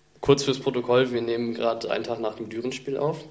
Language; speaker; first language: German; native; German